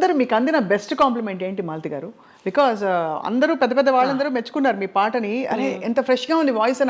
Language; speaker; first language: Telugu; native; Telugu